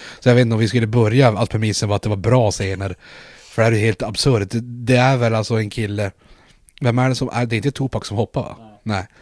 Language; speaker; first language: Swedish; native; Swedish